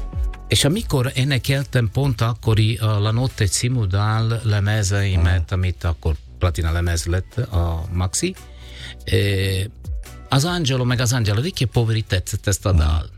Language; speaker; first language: Hungarian; non-native, learner; Italian